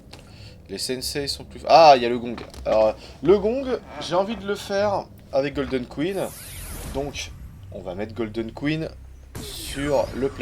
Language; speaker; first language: French; native; French